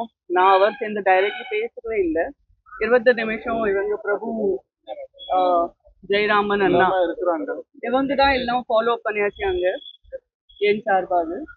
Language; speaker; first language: Tamil; non-native, local second language; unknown